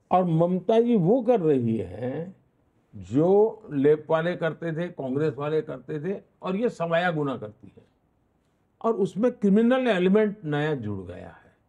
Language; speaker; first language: Hindi; non-native, local second language; Gujarati